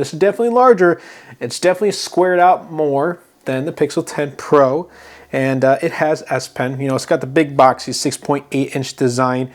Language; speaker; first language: English; native; English